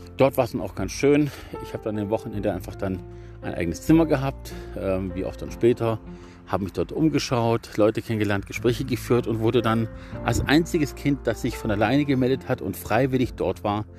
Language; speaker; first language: German; native; German